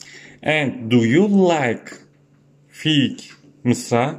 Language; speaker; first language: English; non-native, learner; Turkish